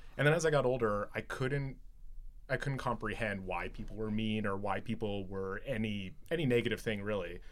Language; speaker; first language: English; native; English